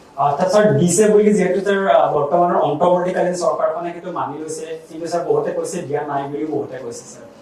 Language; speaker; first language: Assamese; native; Assamese